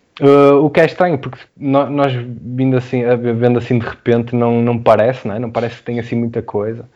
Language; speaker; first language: Portuguese; native; Portuguese